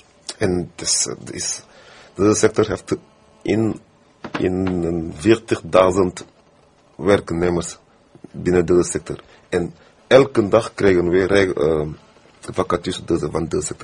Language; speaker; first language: Dutch; non-native, fluent; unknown